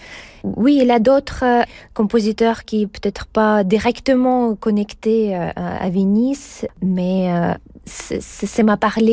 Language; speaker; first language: French; non-native, fluent; Russian